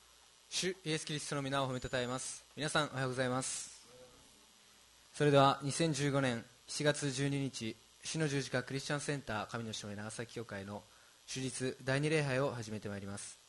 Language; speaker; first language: Japanese; native; Japanese